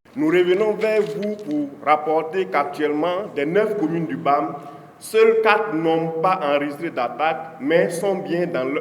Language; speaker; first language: French; non-native, local second language; Mossi